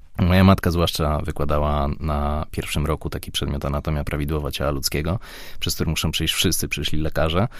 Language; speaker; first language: Polish; native; Polish